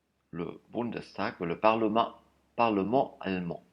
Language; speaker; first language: French; non-native, fluent; German